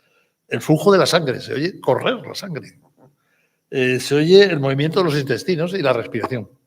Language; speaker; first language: Spanish; native; Spanish